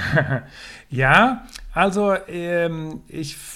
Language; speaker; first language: German; non-native, fluent; Swedish